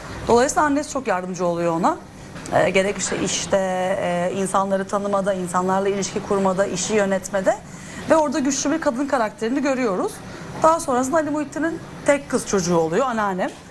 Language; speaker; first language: Turkish; native; Turkish